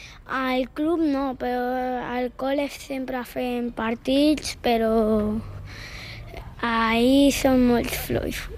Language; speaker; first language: Catalan; non-native, local second language; Spanish